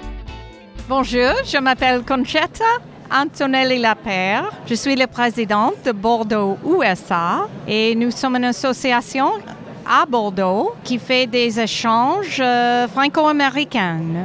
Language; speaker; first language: French; non-native, fluent; English